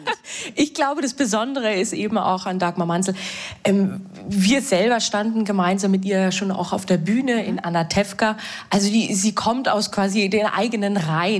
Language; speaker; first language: German; native; German